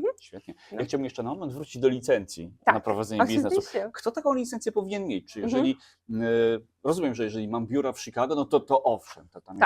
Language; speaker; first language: Polish; native; Polish